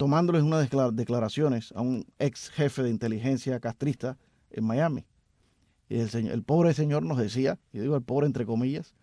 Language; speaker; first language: Spanish; native; Spanish